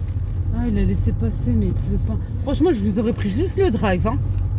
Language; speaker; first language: French; native; French